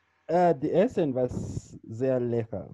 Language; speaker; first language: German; non-native, learner; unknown